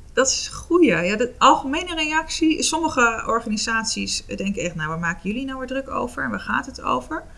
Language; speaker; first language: Dutch; native; Dutch